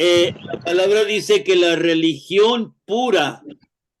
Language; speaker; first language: Spanish; native; Spanish